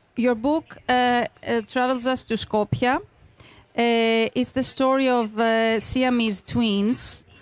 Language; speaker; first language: English; non-native, fluent; Greek